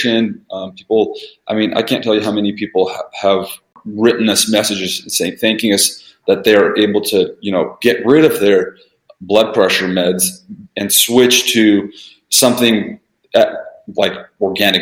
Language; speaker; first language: English; early bilingual, other home language; Russian